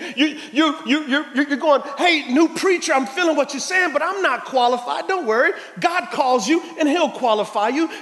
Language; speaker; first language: English; native; English